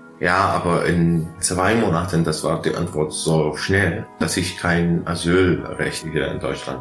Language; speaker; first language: German; non-native, fluent; Arabic